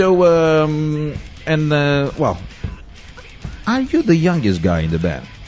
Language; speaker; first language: English; non-native, fluent; Bulgarian